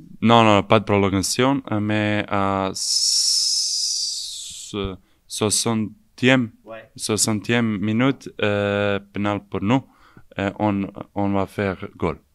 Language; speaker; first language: French; non-native, learner; Serbian